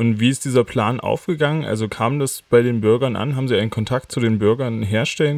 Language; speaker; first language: German; native; German